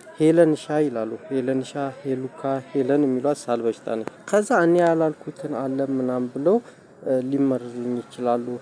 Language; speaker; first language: Amharic; native; Amharic